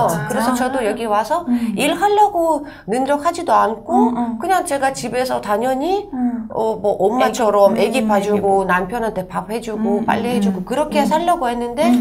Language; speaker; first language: Korean; non-native, fluent; Russian